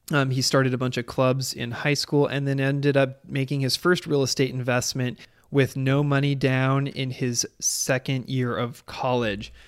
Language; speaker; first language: English; native; English